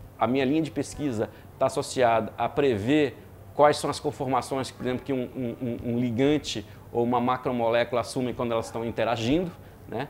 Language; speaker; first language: Portuguese; early bilingual, other home language; French